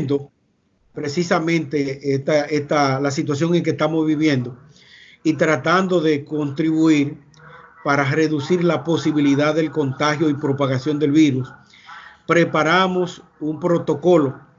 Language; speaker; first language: Spanish; native; Spanish